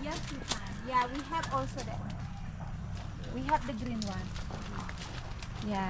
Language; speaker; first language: English; non-native, learner; Balinese